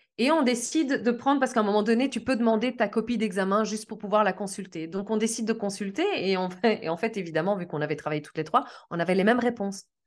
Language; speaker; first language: French; early bilingual, other home language; Portuguese